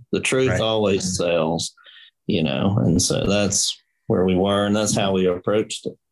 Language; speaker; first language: English; native; English